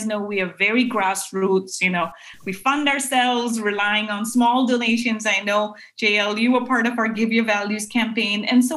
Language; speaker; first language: English; non-native, local second language; Urdu